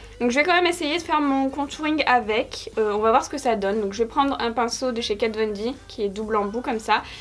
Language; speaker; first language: French; native; French